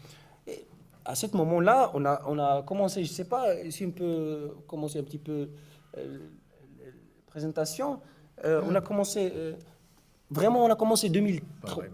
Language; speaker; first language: French; non-native, learner; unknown